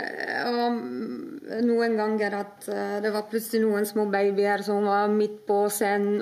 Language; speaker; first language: Norwegian; non-native, fluent; Polish